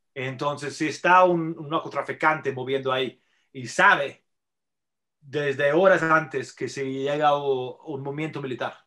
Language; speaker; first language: Spanish; non-native, fluent; English